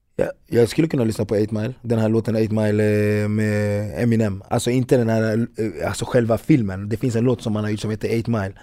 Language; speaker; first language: Swedish; early bilingual, other home language; Ganda